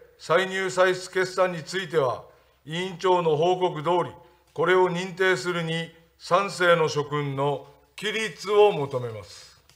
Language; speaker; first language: Japanese; native; Japanese